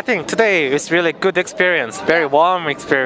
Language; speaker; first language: English; non-native, learner; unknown